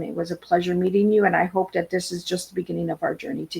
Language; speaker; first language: English; native; English